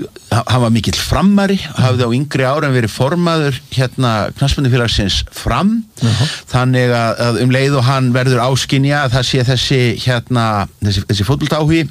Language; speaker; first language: Icelandic; native; Icelandic